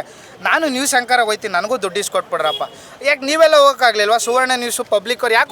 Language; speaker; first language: Kannada; native; Kannada